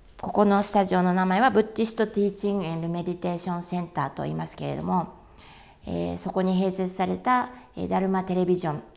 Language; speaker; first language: Japanese; native; Japanese